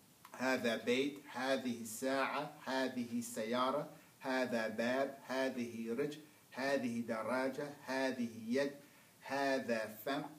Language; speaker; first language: Arabic; non-native, fluent; English